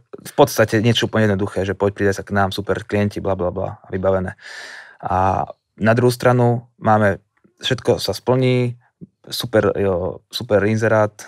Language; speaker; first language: Slovak; native; Slovak